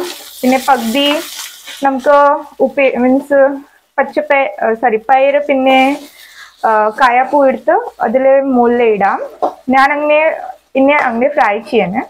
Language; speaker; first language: Malayalam; non-native, learner; Hindi